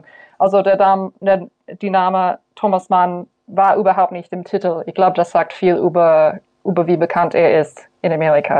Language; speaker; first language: German; non-native, fluent; English